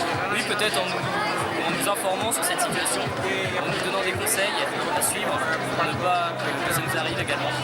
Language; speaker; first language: French; native; French